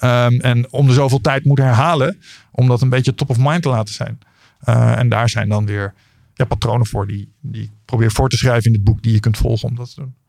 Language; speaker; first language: Dutch; native; Dutch